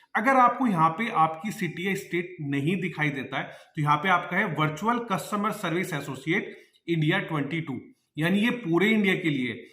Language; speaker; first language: Hindi; native; Hindi